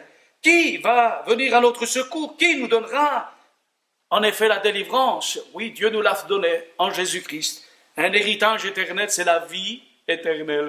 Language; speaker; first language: French; native; French